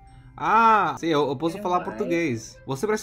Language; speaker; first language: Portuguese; non-native, learner; English